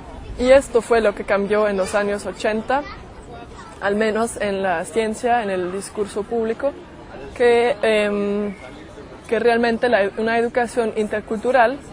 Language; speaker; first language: Spanish; non-native, fluent; German